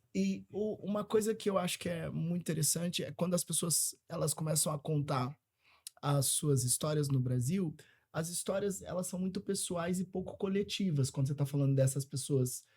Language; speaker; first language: Portuguese; native; Portuguese